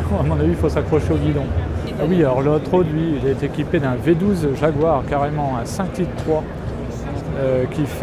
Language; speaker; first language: French; native; French